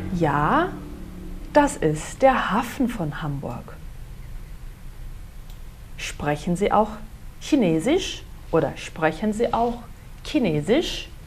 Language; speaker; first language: German; non-native, fluent; Portuguese